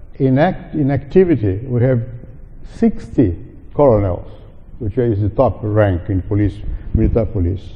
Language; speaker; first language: English; non-native, fluent; Portuguese